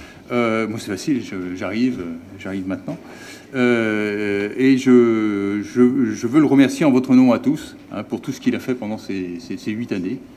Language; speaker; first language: French; native; French